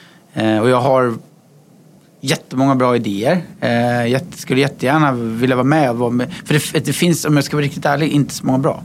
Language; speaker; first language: Swedish; native; Swedish